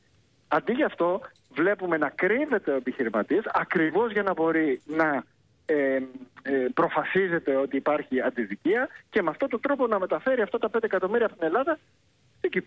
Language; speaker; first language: Greek; native; Greek